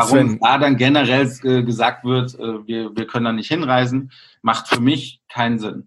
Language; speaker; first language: German; native; German